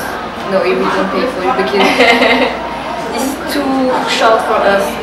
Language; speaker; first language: English; non-native, learner; French